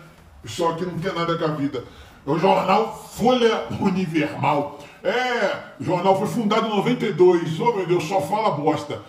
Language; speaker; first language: Portuguese; native; Portuguese